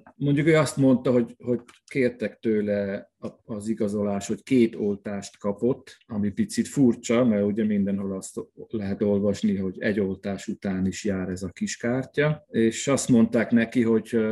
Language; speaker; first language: Hungarian; non-native, fluent; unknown